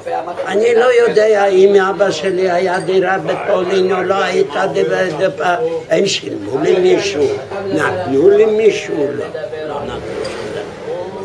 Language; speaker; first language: Hebrew; non-native, fluent; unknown